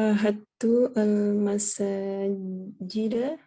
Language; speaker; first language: Arabic; non-native, learner; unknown